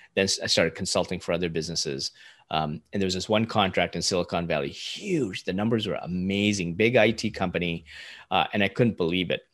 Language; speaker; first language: English; early bilingual, other home language; Hindi